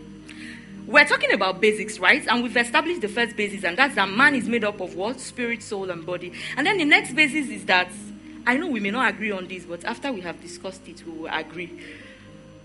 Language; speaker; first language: English; non-native, local second language; Igbo